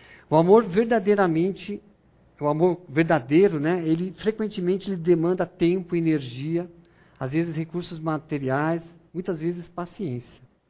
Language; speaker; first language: Portuguese; non-native, fluent; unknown